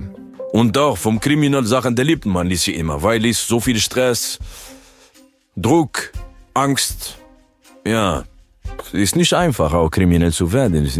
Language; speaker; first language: German; non-native, learner; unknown